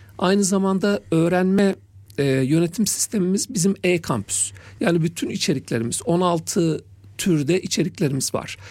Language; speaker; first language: Turkish; native; Turkish